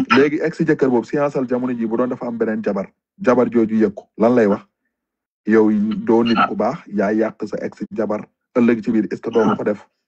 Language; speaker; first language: Wolof; non-native, local second language; Fula